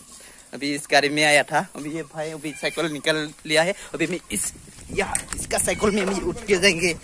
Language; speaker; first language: Hindi; non-native, local second language; Bodo